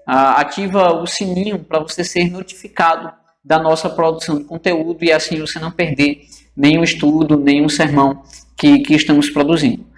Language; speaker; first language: Portuguese; native; Portuguese